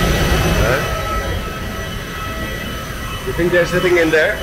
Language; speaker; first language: English; non-native, fluent; Dutch